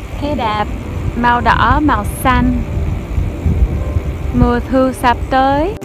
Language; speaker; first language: Vietnamese; non-native, fluent; English